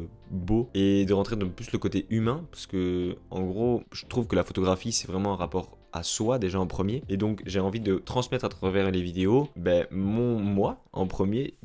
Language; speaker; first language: French; native; French